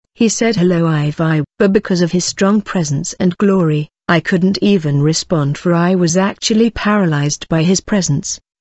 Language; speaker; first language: English; non-native, local second language; Zulu